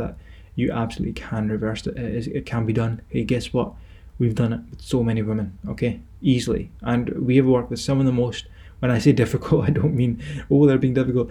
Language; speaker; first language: English; native; English